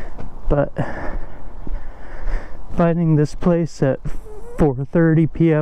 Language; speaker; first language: English; native; English